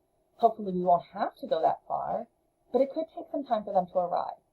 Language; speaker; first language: English; native; English